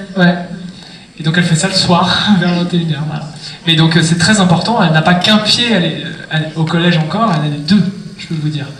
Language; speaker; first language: French; native; French